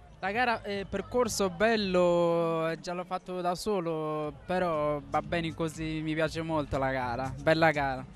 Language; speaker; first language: Italian; non-native, learner; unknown